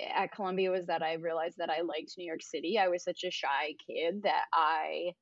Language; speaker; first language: English; native; English